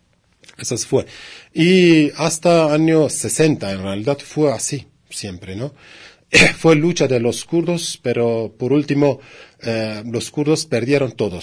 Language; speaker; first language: Spanish; non-native, learner; Kurdish